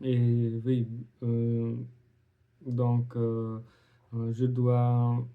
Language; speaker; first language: French; non-native, learner; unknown